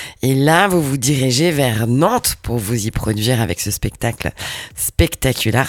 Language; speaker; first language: French; native; French